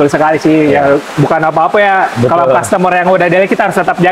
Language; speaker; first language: Indonesian; native; Indonesian